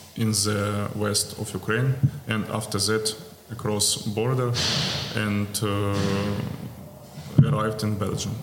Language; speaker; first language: English; non-native, learner; Ukrainian